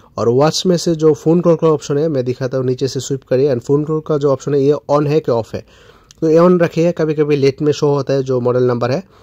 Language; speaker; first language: Hindi; non-native, local second language; Bangla